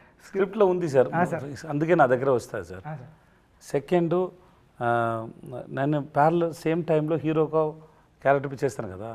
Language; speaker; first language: Telugu; non-native, learner; Tamil